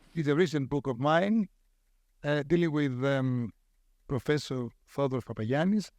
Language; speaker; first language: English; non-native, fluent; Greek